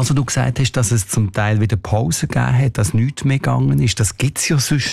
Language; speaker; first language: German; native; German